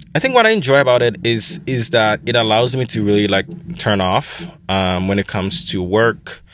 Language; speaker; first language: English; non-native, fluent; Haitian Creole